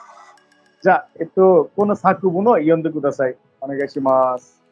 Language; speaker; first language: Japanese; non-native, fluent; Bangla